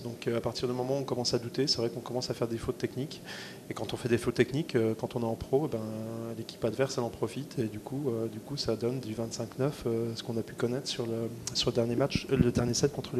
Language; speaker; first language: French; native; French